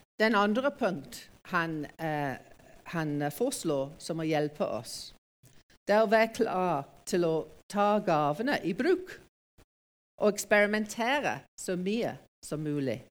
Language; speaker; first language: Norwegian; non-native, fluent; English